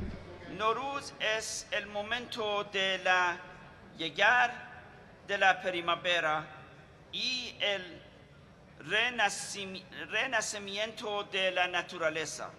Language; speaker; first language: Spanish; non-native, fluent; Persian